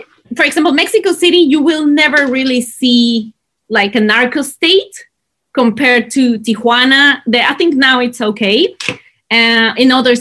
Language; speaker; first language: English; non-native, fluent; Spanish